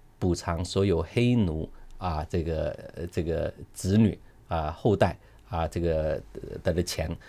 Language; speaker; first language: Chinese; non-native, local second language; Cantonese